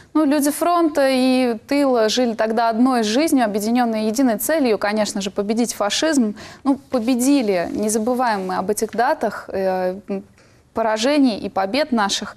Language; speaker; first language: Russian; native; Russian